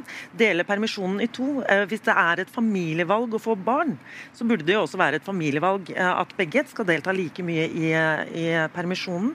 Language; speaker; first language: Norwegian; native; Norwegian